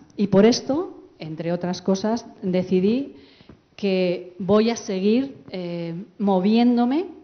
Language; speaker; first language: Spanish; native; Spanish